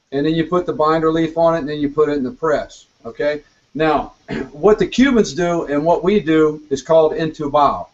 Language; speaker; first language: English; native; English